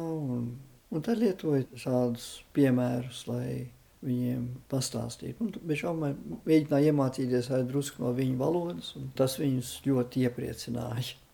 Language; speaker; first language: Latvian; early bilingual, heritage; Latvian